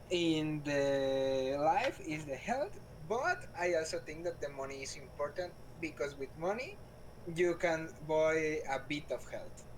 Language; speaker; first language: English; non-native, learner; Spanish